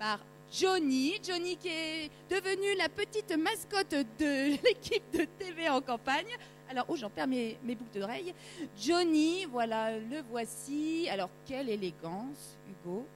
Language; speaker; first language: French; native; French